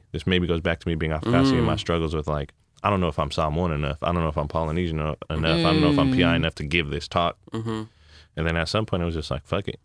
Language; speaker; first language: English; native; English